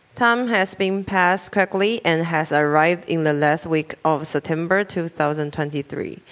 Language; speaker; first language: English; non-native, learner; Chinese